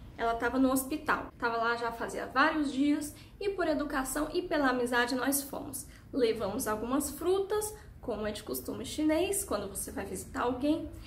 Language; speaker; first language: Portuguese; early bilingual, heritage; Portuguese